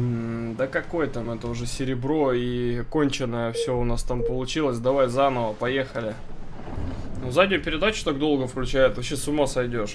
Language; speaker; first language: Russian; native; Russian